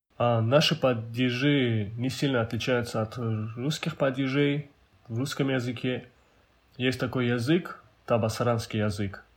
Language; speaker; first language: Russian; non-native, local second language; Avaric